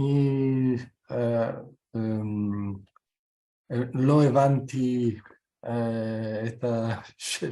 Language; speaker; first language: Hebrew; non-native, learner; Italian